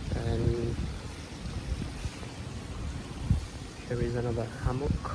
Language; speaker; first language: English; non-native, learner; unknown